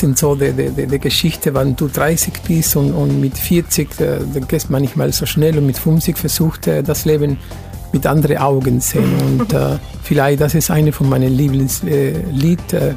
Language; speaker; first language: German; non-native, fluent; Spanish